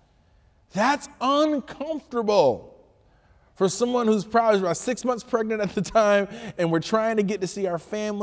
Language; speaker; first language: English; native; English